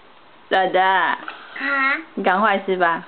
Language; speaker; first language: Chinese; native; Chinese